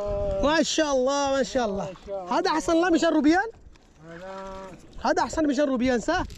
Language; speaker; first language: Arabic; non-native, learner; Bangla